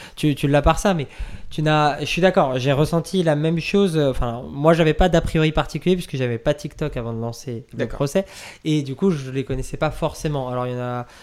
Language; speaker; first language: French; native; French